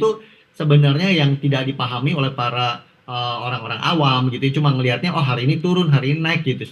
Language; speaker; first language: Indonesian; native; Indonesian